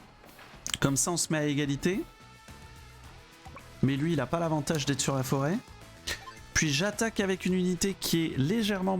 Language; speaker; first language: French; native; French